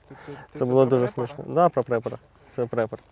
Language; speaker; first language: Ukrainian; native; Ukrainian